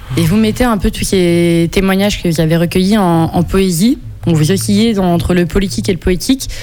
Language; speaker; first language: French; native; French